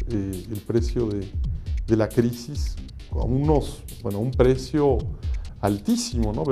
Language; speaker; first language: Spanish; native; Spanish